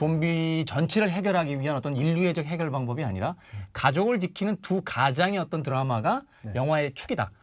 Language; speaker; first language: Korean; native; Korean